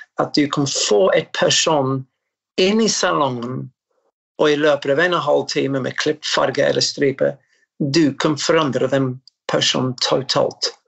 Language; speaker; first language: Norwegian; non-native, fluent; English